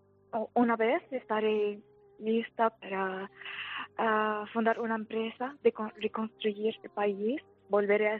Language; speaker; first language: Spanish; non-native, fluent; Arabic